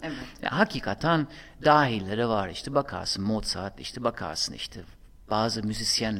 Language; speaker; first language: Turkish; non-native, fluent; German